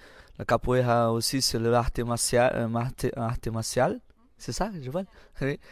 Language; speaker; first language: French; non-native, learner; Portuguese